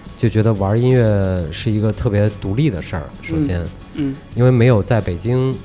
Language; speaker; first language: Chinese; native; Chinese